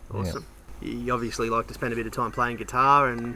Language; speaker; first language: English; native; English